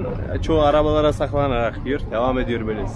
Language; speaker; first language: Turkish; native; Turkish